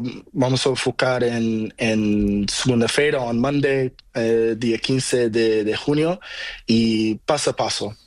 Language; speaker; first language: Spanish; non-native, learner; Portuguese